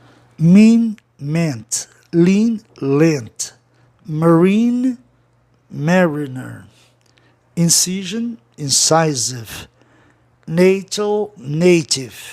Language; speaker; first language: English; non-native, fluent; Portuguese